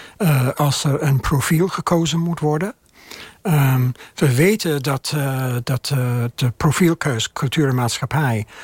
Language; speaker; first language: Dutch; non-native, fluent; English